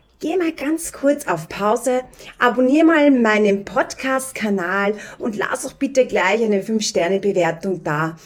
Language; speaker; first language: German; native; German